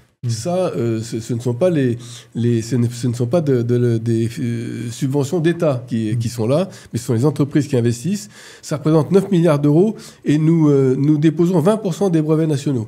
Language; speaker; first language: French; native; French